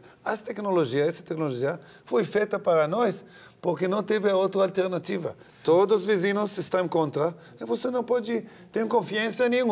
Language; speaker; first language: Portuguese; non-native, learner; Hebrew